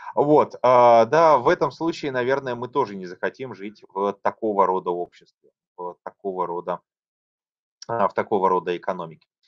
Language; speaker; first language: Russian; native; Russian